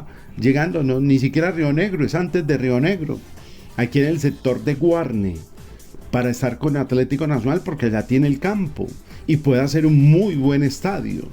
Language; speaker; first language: Spanish; native; Spanish